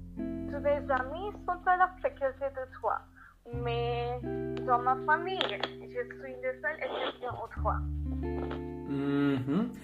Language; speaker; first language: French; non-native, learner; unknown